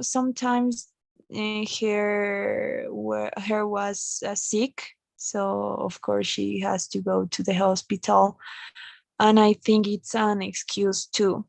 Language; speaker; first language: English; non-native, learner; Spanish